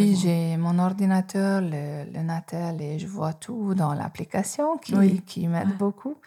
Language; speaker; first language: French; non-native, fluent; Hungarian